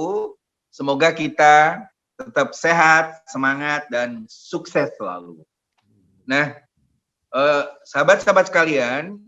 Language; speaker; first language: Indonesian; native; Indonesian